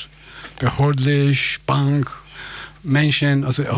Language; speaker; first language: German; non-native, fluent; Persian